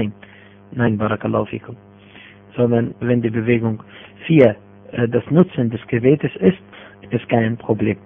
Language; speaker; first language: German; non-native, fluent; Arabic